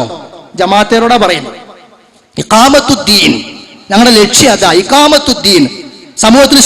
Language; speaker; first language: Malayalam; native; Malayalam